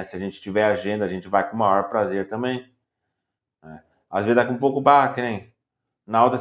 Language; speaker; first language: Portuguese; native; Portuguese